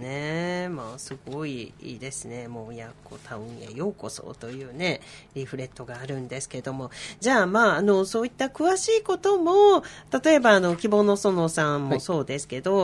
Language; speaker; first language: Japanese; native; Japanese